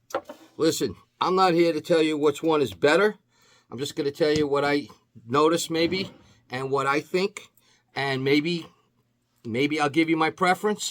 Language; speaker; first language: English; native; English